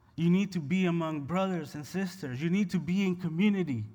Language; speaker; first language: English; non-native, fluent; Spanish